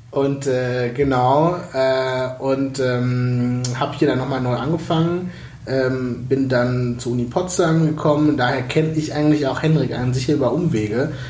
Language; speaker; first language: German; native; German